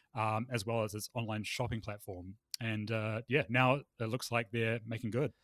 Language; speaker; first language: English; native; English